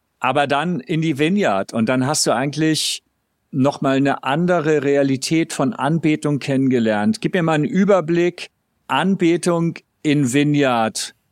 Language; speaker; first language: German; native; German